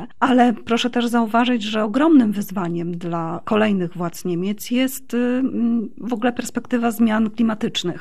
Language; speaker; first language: Polish; native; Polish